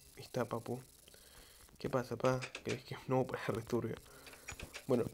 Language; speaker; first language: Spanish; native; Spanish